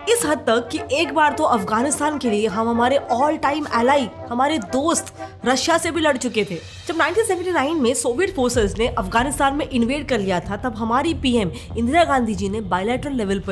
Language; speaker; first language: Hindi; native; Hindi